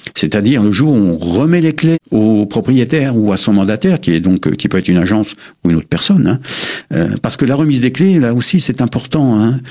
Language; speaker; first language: French; native; French